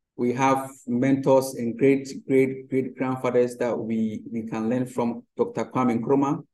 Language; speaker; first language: English; non-native, local second language; Akan